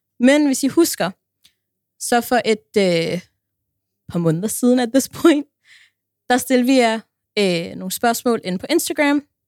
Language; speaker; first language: Danish; early bilingual, other home language; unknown